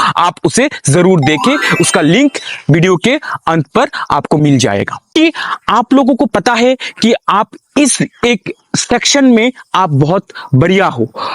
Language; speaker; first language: Hindi; non-native, local second language; Bangla